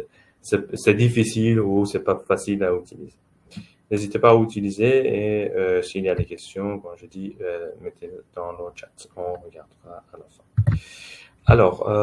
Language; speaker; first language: French; non-native, fluent; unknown